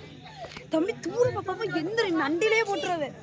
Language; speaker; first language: Tamil; native; Tamil